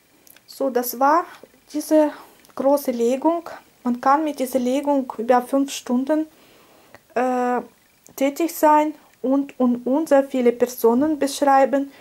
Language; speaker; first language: German; non-native, fluent; Russian